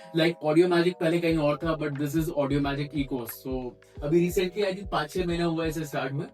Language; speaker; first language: Hindi; native; Hindi